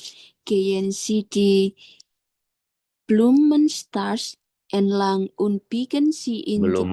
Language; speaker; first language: German; non-native, learner; Indonesian